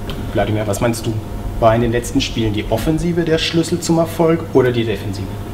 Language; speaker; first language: German; native; German